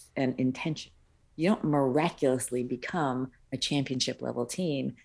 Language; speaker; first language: English; early bilingual, other home language; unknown